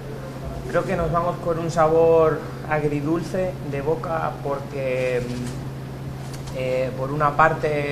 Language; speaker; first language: Spanish; native; Spanish